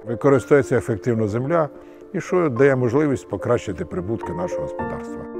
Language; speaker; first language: Ukrainian; native; Ukrainian